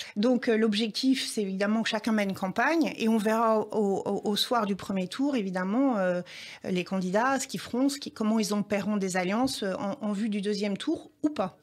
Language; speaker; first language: French; native; French